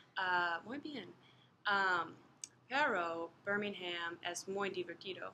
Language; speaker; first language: Spanish; non-native, learner; English